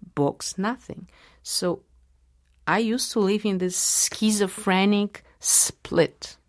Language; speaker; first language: English; non-native, fluent; Polish